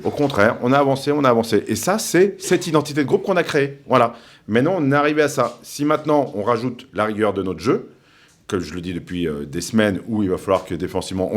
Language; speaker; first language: French; native; French